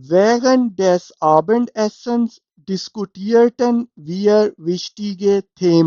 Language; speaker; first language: German; non-native, fluent; Urdu